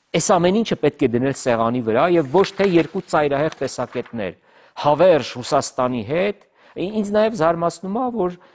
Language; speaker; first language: Armenian; native; Armenian